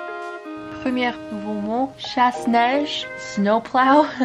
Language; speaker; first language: French; early bilingual, heritage; English